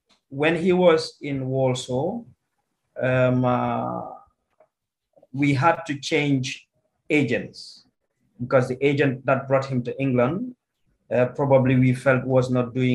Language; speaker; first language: English; non-native, local second language; Wolof